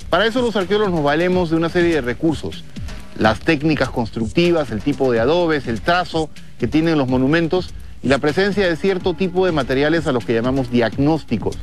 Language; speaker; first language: Spanish; native; Spanish